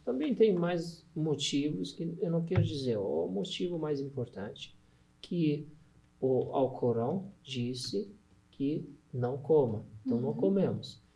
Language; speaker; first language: Portuguese; non-native, learner; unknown